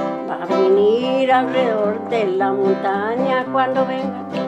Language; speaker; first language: Spanish; native; Spanish